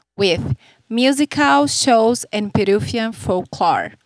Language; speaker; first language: English; non-native, fluent; Portuguese